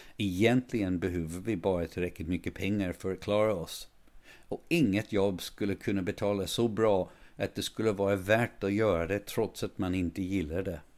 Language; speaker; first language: Swedish; non-native, fluent; English